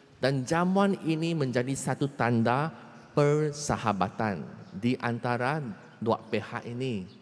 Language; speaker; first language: Malay; non-native, local second language; Chinese